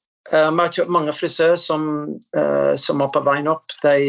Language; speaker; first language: Norwegian; non-native, fluent; English